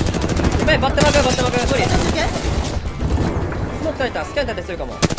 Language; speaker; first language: Japanese; native; Japanese